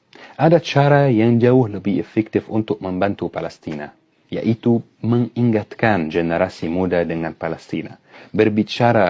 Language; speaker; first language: Indonesian; non-native, fluent; Arabic